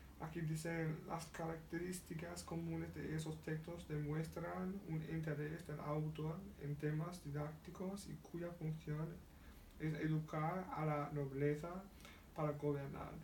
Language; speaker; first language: Spanish; non-native, learner; English